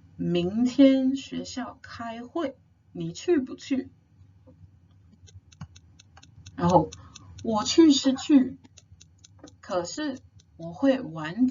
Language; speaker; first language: Chinese; non-native, fluent; English